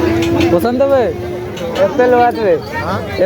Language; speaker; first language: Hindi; non-native, local second language; Bangla